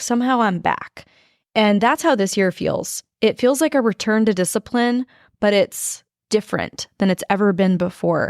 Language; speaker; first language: English; native; English